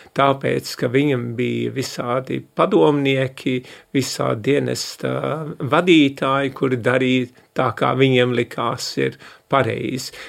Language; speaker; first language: Latvian; early bilingual, heritage; Latvian